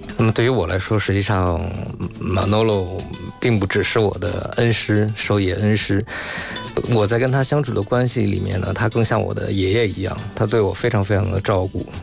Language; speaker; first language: Chinese; native; Chinese